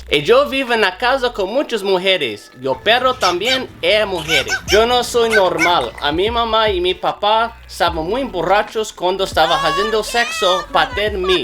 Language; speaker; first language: Spanish; non-native, learner; English